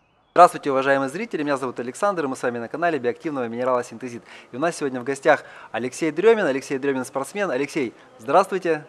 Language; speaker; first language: Russian; native; Russian